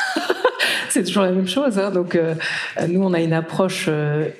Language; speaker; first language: French; native; French